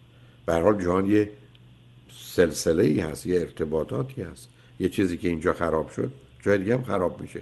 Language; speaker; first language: Persian; native; Persian